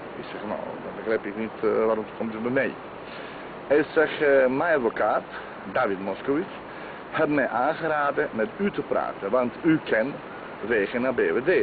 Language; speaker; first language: Dutch; non-native, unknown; Croatian